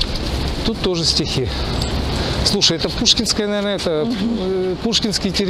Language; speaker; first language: Russian; native; Russian